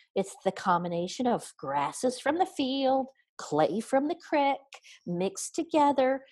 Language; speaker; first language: English; native; English